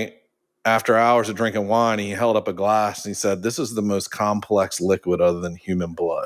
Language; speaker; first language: English; native; English